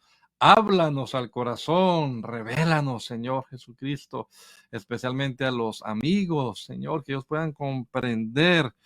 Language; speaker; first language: Spanish; native; Spanish